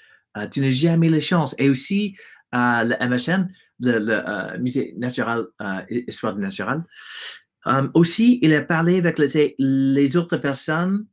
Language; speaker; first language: French; non-native, fluent; English